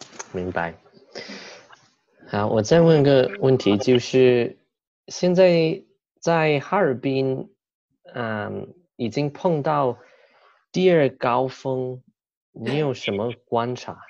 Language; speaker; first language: Chinese; non-native, fluent; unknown